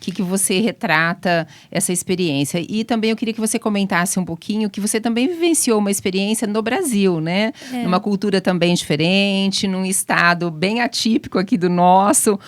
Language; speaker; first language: Portuguese; native; Portuguese